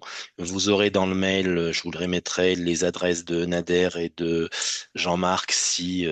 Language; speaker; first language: French; native; French